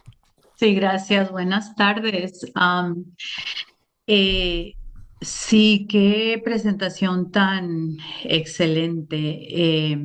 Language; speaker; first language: Spanish; early bilingual, other home language; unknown